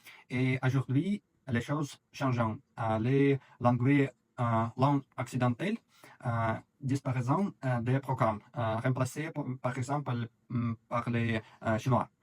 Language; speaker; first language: French; non-native, learner; Russian